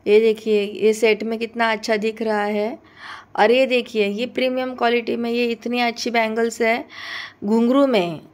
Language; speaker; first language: Hindi; non-native, local second language; Marathi